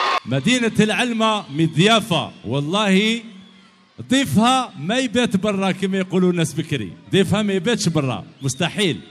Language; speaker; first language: Arabic; native; Arabic